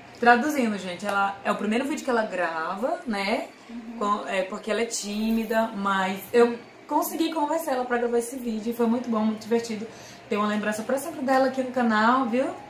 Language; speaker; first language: Portuguese; native; Portuguese